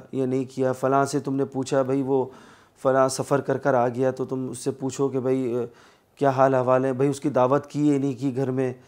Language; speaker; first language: Urdu; native; Urdu